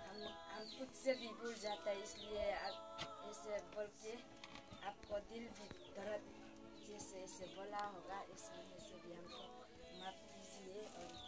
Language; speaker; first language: Hindi; non-native, local second language; Adi